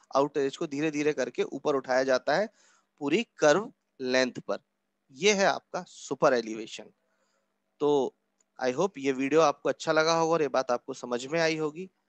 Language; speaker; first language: Hindi; native; Hindi